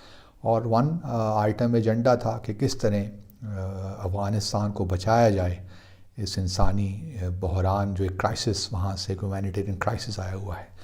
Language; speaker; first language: Urdu; native; Urdu